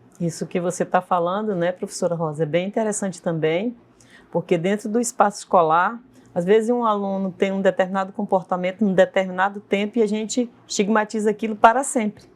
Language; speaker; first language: Portuguese; native; Portuguese